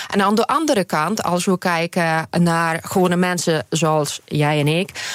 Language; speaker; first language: Dutch; non-native, fluent; Ukrainian